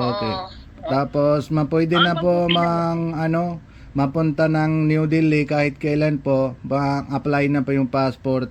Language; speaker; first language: Filipino; non-native, learner; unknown